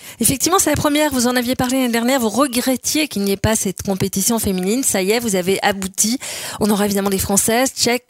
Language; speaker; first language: French; native; French